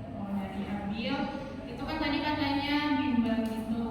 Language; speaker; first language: Indonesian; native; Indonesian